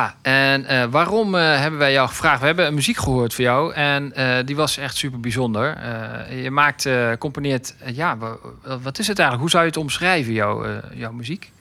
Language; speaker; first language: Dutch; native; Dutch